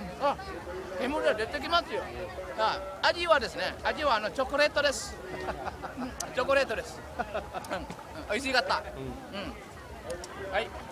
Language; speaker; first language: Japanese; non-native, learner; Indonesian